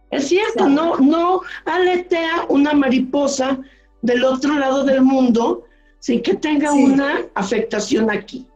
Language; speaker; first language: Spanish; native; Spanish